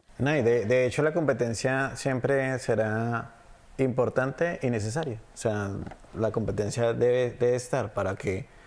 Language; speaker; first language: Spanish; native; Spanish